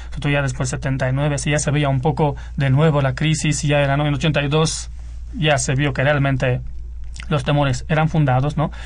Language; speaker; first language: Spanish; non-native, fluent; Romanian